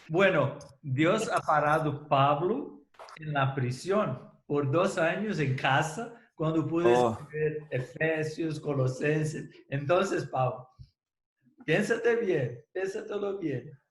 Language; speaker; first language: Spanish; non-native, fluent; Portuguese